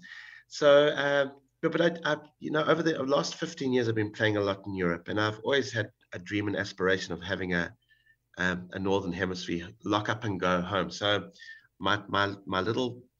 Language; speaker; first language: English; native; English